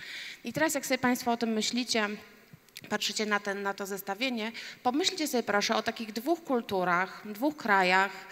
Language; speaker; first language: Polish; native; Polish